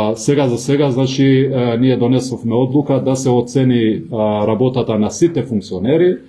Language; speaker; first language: Macedonian; non-native, local second language; Albanian